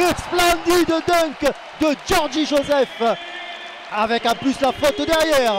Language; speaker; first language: French; native; French